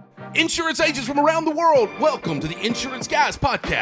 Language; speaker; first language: English; native; English